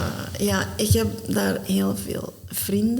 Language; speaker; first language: Dutch; non-native, learner; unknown